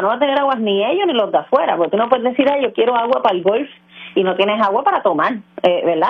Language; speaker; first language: Spanish; native; Spanish